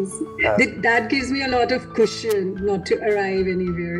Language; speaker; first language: English; non-native, local second language; Hindi